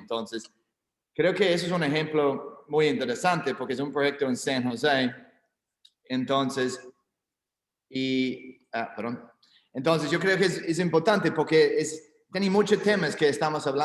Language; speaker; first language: Spanish; non-native, learner; English